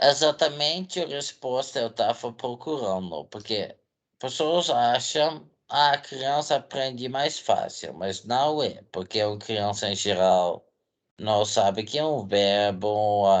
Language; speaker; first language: Portuguese; non-native, fluent; Dutch